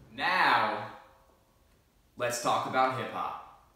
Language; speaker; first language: English; native; English